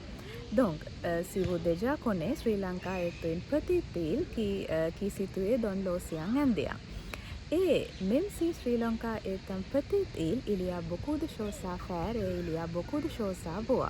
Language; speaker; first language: French; non-native, learner; Sinhala